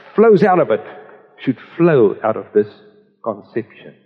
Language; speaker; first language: English; non-native, local second language; Afrikaans